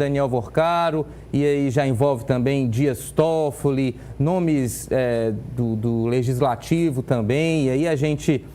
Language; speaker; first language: Portuguese; native; Portuguese